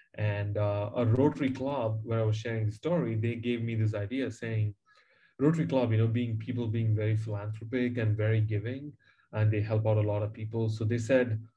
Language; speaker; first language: English; non-native, local second language; Tamil